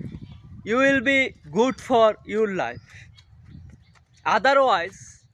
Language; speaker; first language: English; non-native, learner; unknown